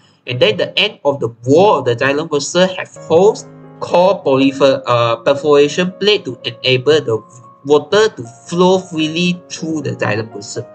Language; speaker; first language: English; non-native, local second language; Chinese